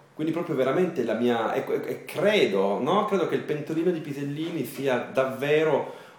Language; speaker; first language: Italian; native; Italian